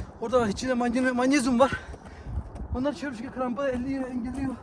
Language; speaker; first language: Turkish; early bilingual, heritage; Turkish